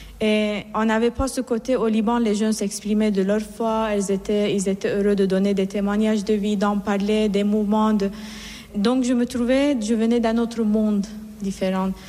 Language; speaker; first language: French; non-native, fluent; Persian